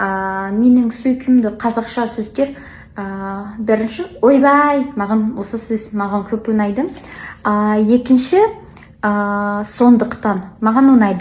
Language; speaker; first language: Kazakh; non-native, learner; English